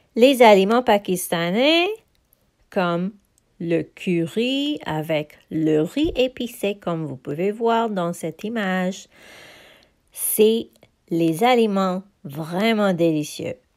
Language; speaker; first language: French; non-native, fluent; Urdu